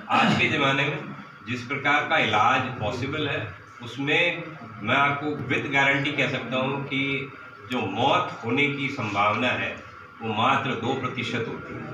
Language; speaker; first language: Hindi; native; Hindi